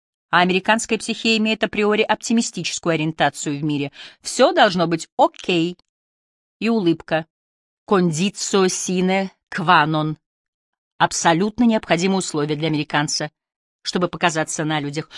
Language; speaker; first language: Russian; native; Russian